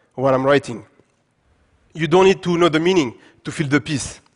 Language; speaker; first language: English; non-native, fluent; French